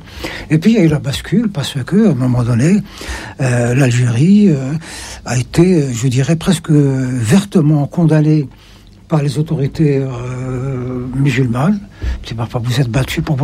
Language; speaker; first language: French; non-native, local second language; Arabic